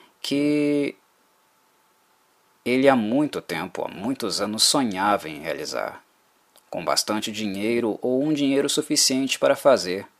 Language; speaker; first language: Portuguese; native; Portuguese